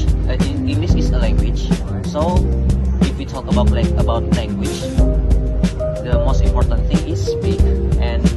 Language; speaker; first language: English; non-native, learner; Indonesian